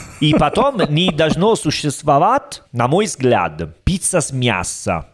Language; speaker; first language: Russian; non-native, learner; Italian